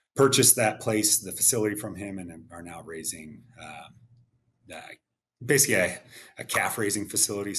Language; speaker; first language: English; native; English